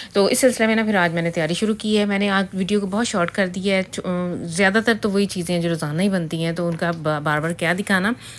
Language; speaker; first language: Urdu; native; Urdu